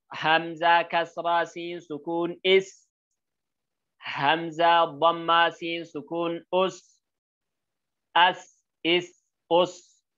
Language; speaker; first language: Arabic; non-native, learner; Oromo